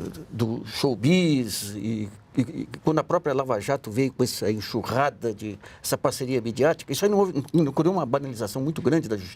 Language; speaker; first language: Portuguese; native; Portuguese